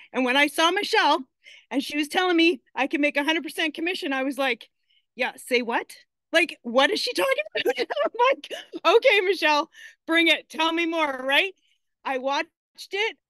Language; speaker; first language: English; native; English